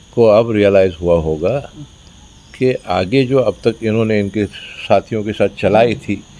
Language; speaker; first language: Hindi; native; Hindi